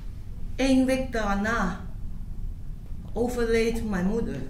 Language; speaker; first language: Dutch; non-native, learner; Cantonese